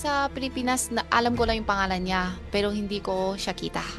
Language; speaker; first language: Filipino; early bilingual, other home language; Chinese